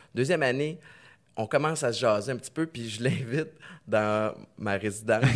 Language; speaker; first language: French; native; French